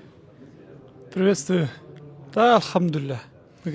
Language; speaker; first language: Russian; non-native, local second language; Kyrgyz